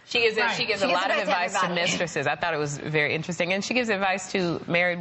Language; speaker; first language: English; native; English